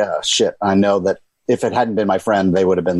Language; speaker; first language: English; native; English